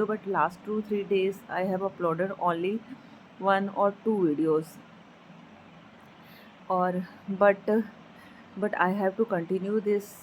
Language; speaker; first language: English; non-native, learner; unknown